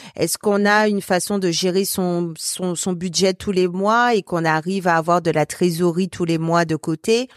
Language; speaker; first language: French; native; French